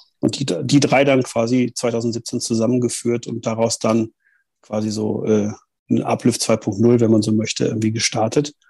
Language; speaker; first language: German; native; German